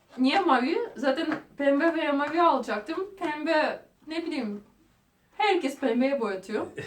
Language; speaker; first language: Turkish; non-native, fluent; Russian